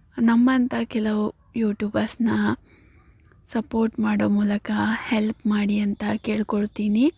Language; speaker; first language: Kannada; native; Kannada